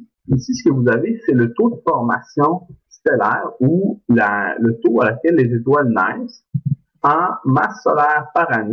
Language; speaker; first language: French; native; French